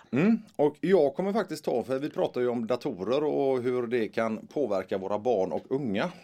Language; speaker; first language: Swedish; native; Swedish